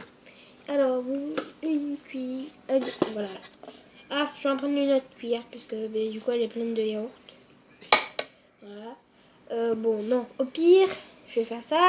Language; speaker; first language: French; native; French